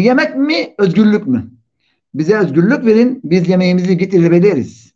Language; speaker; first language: Turkish; non-native, fluent; Arabic